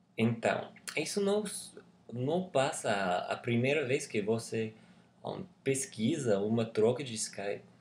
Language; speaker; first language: Portuguese; non-native, learner; English